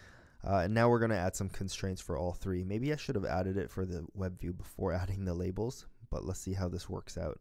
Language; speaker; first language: English; native; English